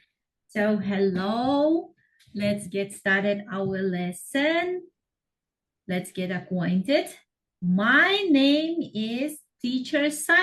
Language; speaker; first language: English; non-native, fluent; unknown